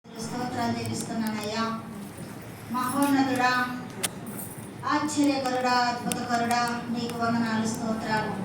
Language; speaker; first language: Telugu; native; Telugu